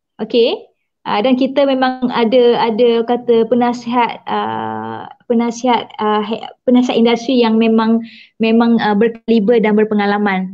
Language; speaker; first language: Malay; native; Malay